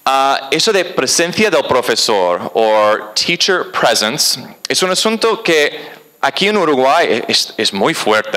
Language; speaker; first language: Spanish; non-native, fluent; English